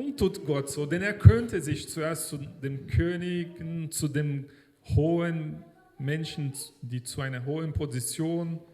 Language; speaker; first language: German; non-native, fluent; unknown